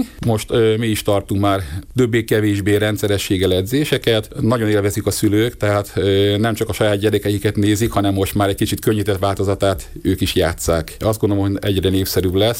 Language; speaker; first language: Hungarian; native; Hungarian